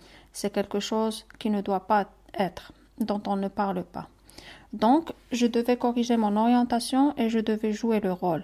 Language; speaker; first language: French; non-native, local second language; Arabic